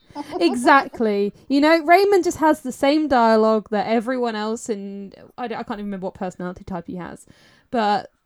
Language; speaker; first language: English; native; English